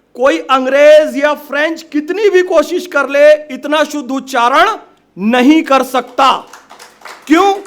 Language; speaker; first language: Hindi; native; Hindi